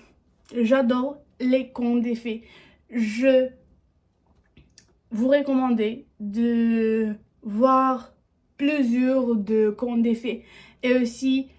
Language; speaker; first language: French; non-native, learner; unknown